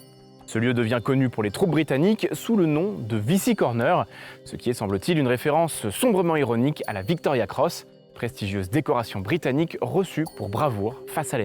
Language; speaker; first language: French; native; French